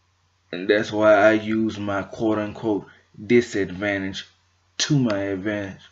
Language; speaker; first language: English; native; English